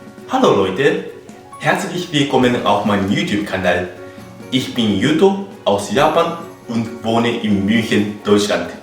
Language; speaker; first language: German; non-native, fluent; Japanese